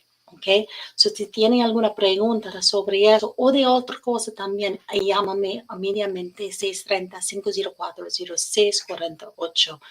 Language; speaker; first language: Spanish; non-native, learner; English